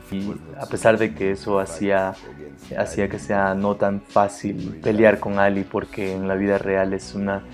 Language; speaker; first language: Spanish; non-native, fluent; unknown